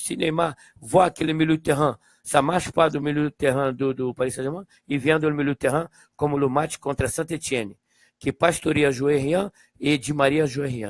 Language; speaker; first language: French; non-native, fluent; Portuguese